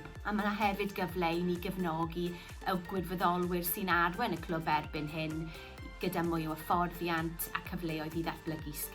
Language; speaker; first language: Welsh; native; Welsh